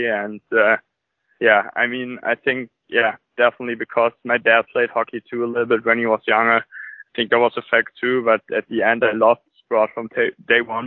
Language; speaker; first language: English; non-native, fluent; German